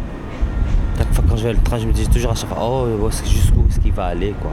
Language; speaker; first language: French; native; French